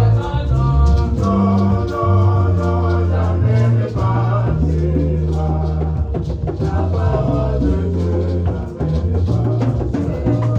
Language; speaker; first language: French; non-native, local second language; Lingala